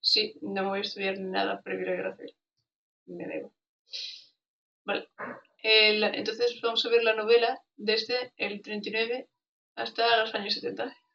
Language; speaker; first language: Spanish; native; Spanish